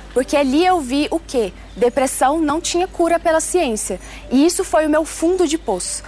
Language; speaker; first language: Portuguese; early bilingual, other home language; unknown